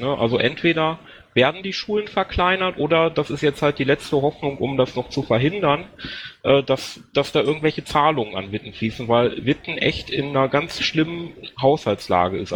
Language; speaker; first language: German; native; German